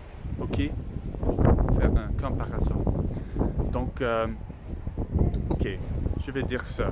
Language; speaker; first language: French; non-native, learner; English